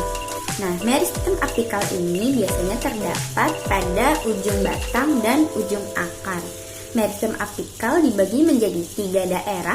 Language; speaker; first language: Indonesian; non-native, local second language; Banjar